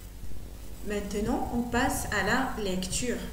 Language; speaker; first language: French; non-native, local second language; Arabic